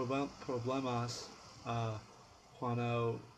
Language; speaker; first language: Spanish; non-native, learner; English